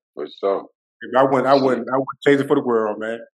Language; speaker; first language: English; native; English